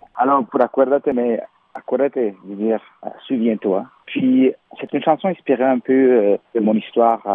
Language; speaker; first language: French; non-native, fluent; Spanish